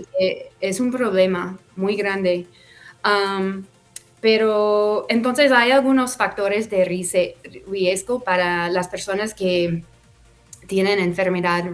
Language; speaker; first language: Spanish; non-native, fluent; English